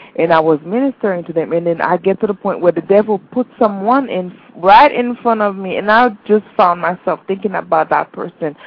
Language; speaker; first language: English; non-native, fluent; Haitian Creole